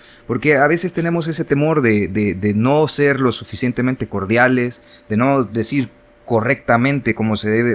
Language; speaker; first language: Spanish; native; Spanish